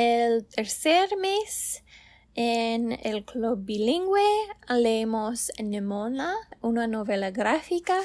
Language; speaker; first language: Spanish; non-native, learner; English